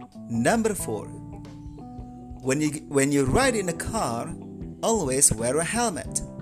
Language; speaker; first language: English; non-native, fluent; Indonesian